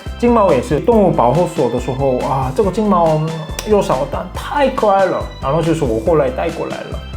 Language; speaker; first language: Chinese; non-native, fluent; Korean